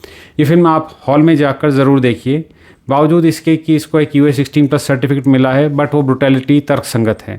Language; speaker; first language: Hindi; native; Hindi